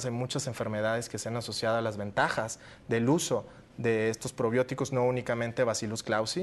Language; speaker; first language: Spanish; native; Spanish